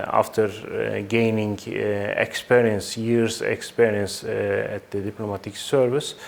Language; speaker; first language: English; non-native, fluent; Turkish